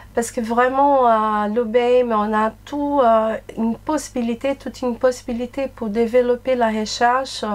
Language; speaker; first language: French; non-native, fluent; Portuguese